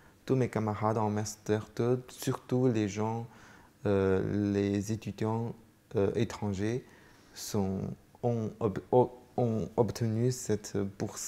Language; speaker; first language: French; non-native, fluent; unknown